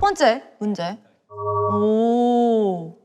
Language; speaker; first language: Korean; native; Korean